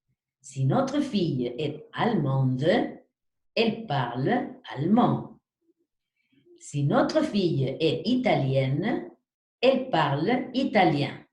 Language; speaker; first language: French; non-native, fluent; Spanish